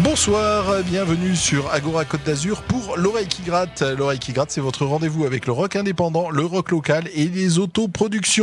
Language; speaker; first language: French; native; French